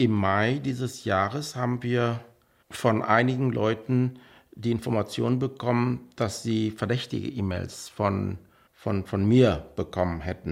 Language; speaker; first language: German; non-native, fluent; Vietnamese